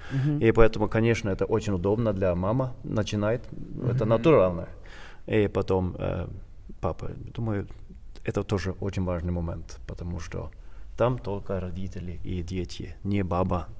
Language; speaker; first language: Russian; non-native, learner; Swedish